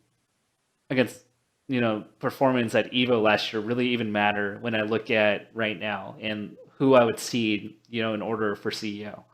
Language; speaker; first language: English; native; English